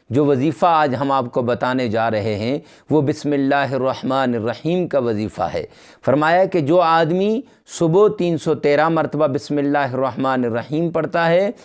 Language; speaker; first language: Urdu; native; Urdu